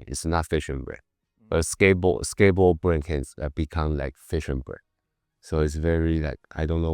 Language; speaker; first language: English; non-native, learner; Chinese